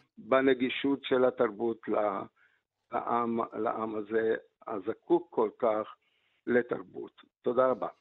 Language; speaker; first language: Hebrew; early bilingual, other home language; Arabic